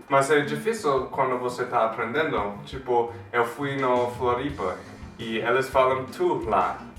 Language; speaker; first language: Portuguese; non-native, fluent; English